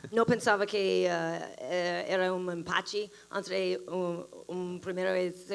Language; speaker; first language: Portuguese; non-native, learner; English